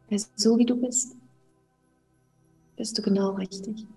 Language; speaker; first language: German; native; German